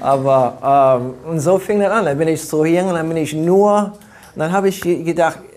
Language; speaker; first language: German; early bilingual, heritage; German